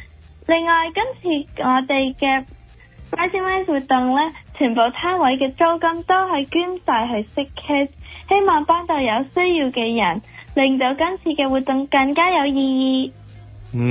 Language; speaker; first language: Cantonese; early bilingual, heritage; Cantonese